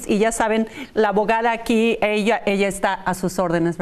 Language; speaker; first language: Spanish; native; Spanish